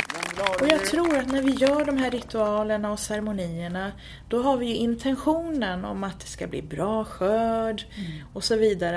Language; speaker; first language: Swedish; native; Swedish